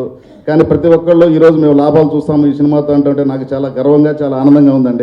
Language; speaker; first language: Telugu; native; Telugu